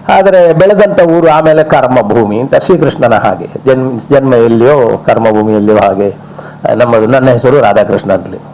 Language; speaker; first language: Kannada; non-native, local second language; Malayalam